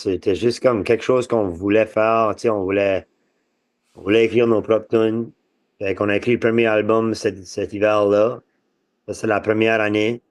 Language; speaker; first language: French; native; French